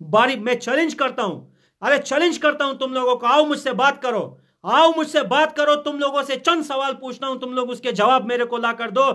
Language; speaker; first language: Urdu; non-native, fluent; Pashto